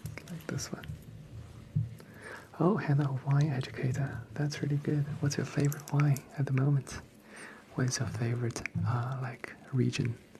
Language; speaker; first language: English; non-native, fluent; Chinese